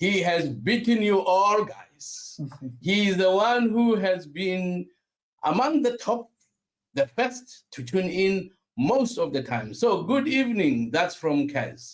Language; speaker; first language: English; non-native, local second language; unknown